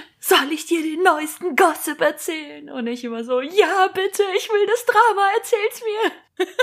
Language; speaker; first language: German; early bilingual, other home language; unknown